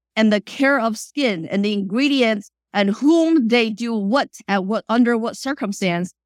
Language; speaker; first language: English; early bilingual, other home language; Chinese